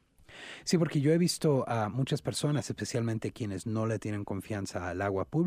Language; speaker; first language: Spanish; native; Spanish